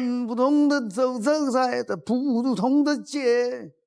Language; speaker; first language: Chinese; native; Chinese